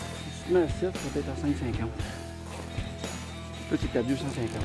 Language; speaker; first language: French; native; French